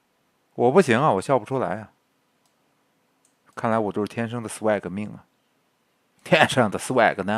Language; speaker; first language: Chinese; native; Chinese